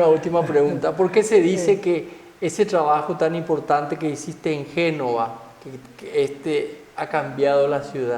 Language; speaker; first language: Spanish; native; Spanish